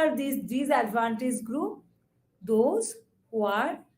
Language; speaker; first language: English; non-native, local second language; Assamese